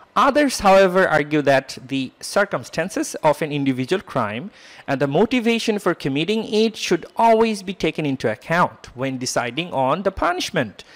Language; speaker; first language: English; non-native, local second language; Bangla